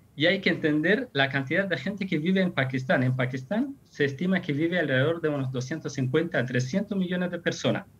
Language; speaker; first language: Spanish; non-native, fluent; Persian